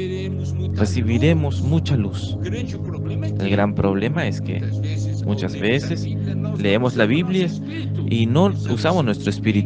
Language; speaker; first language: Spanish; non-native, fluent; Portuguese